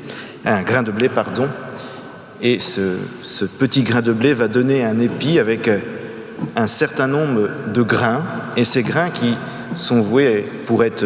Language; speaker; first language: French; native; French